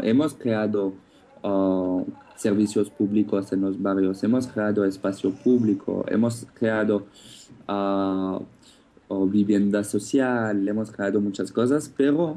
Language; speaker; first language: Spanish; non-native, fluent; French